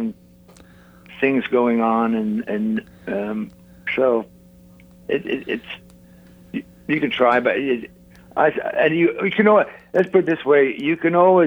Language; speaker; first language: English; native; English